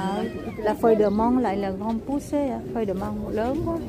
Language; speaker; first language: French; non-native, learner; Vietnamese